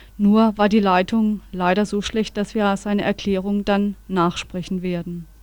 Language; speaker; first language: German; native; German